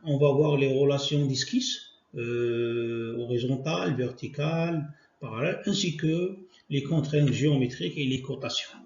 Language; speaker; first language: French; non-native, local second language; Arabic